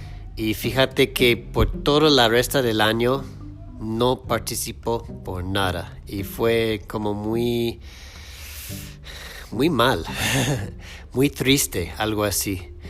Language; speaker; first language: Spanish; non-native, fluent; English